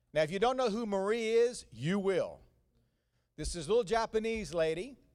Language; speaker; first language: English; native; English